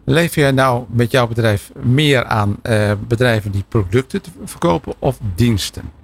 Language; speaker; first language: Dutch; native; Dutch